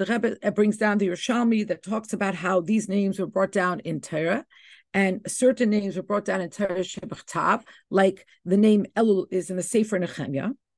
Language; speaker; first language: English; native; English